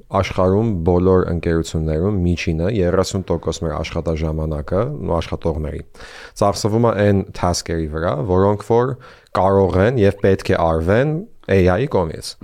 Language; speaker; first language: Armenian; early bilingual, heritage; Armenian